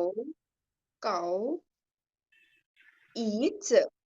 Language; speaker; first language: Chinese; non-native, learner; Urdu